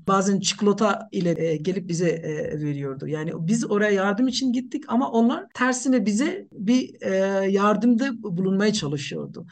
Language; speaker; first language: Turkish; non-native, fluent; Nepali